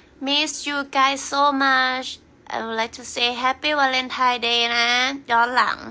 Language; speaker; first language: English; non-native, learner; Thai